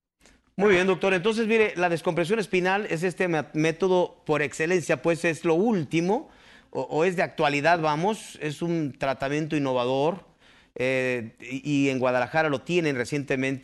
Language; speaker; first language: Spanish; native; Spanish